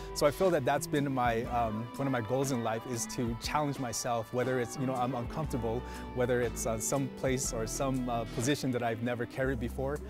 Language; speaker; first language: English; native; English